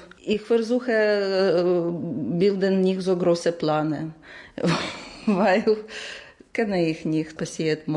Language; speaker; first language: German; non-native, learner; Ukrainian